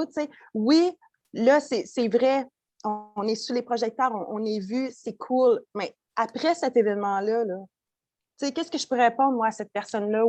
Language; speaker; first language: French; native; French